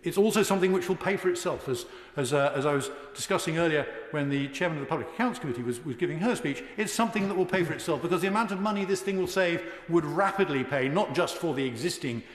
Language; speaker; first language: English; native; English